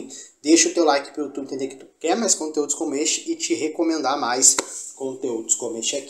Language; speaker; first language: Portuguese; native; Portuguese